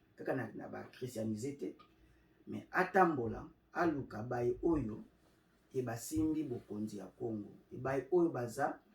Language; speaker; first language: Lingala; non-native, local second language; Kongo